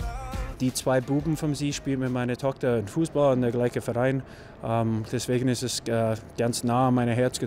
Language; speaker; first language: German; non-native, learner; English